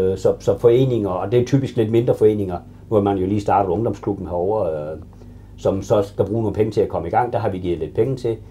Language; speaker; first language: Danish; native; Danish